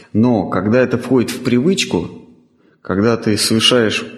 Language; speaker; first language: Russian; native; Russian